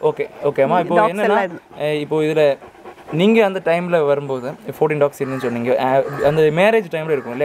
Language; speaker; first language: Tamil; native; Tamil